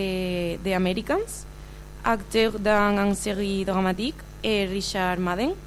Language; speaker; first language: French; non-native, learner; Spanish